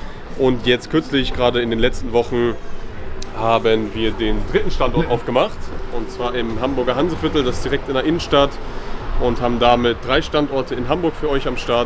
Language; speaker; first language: German; native; German